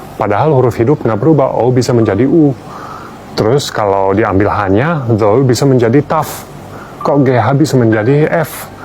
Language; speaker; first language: Indonesian; non-native, fluent; English